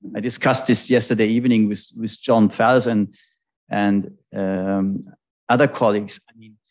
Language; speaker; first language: English; non-native, fluent; German